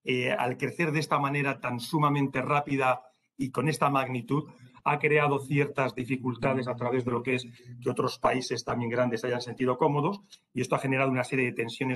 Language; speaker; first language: Spanish; native; Spanish